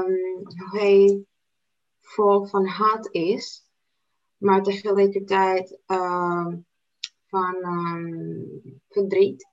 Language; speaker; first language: Dutch; non-native, learner; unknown